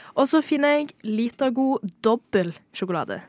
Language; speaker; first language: Norwegian; native; Norwegian